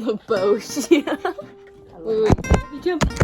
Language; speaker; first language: French; non-native, learner; English